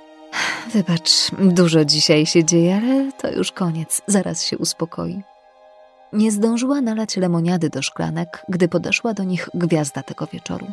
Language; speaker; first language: Polish; native; Polish